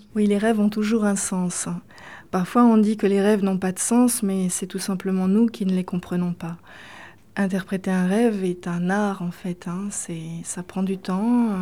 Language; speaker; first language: French; native; French